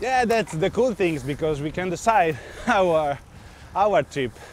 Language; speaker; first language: English; non-native, fluent; Italian